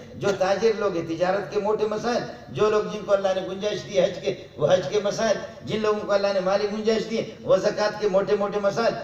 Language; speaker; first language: Urdu; non-native, local second language; Brahui